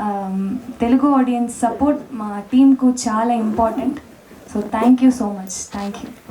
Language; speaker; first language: Telugu; non-native, local second language; Tamil